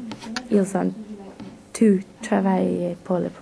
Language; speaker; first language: French; non-native, learner; English